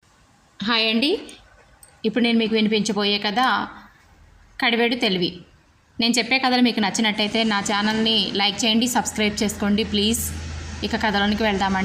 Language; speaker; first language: Telugu; native; Telugu